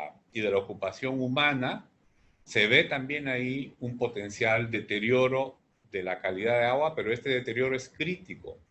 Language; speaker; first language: Spanish; native; Spanish